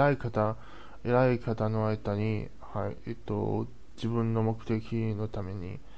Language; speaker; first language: Japanese; non-native, learner; Chinese